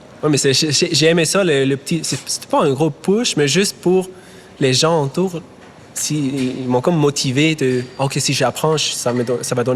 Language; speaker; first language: French; non-native, fluent; German